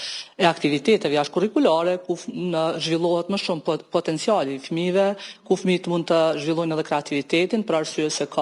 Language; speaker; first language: Albanian; native; Albanian